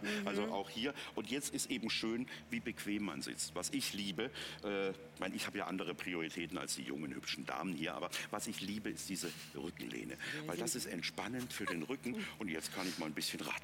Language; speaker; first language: German; native; German